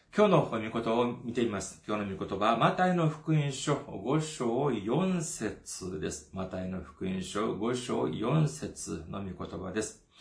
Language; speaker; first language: Japanese; non-native, fluent; Korean